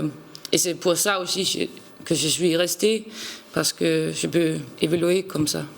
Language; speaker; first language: French; non-native, learner; Danish